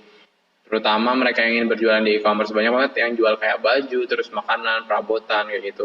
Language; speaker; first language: Indonesian; native; Indonesian